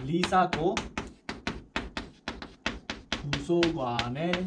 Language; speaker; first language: Korean; non-native, fluent; Hindi